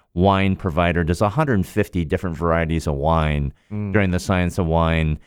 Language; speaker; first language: English; native; English